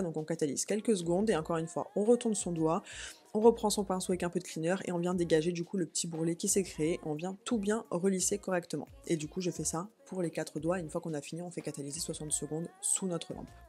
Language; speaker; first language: French; native; French